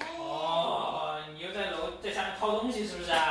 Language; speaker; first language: Chinese; native; Chinese